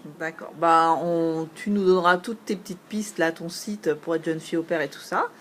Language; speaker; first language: French; native; French